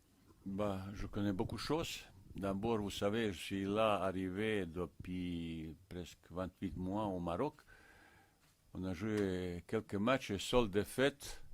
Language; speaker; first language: French; non-native, fluent; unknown